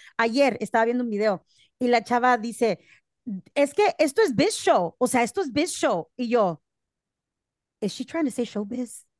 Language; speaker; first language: Spanish; early bilingual, heritage; Spanish